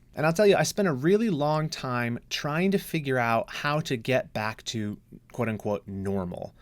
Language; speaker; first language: English; native; English